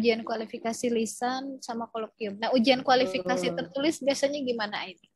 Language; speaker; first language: Indonesian; native; Indonesian